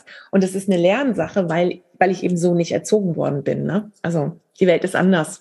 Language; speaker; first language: German; native; German